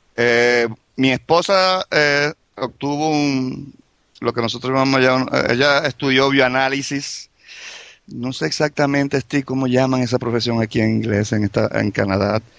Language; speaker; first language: Spanish; native; Spanish